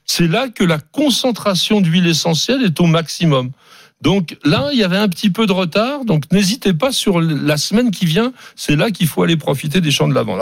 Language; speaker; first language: French; native; French